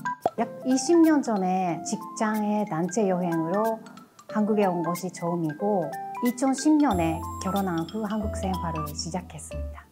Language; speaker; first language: Korean; non-native, fluent; Japanese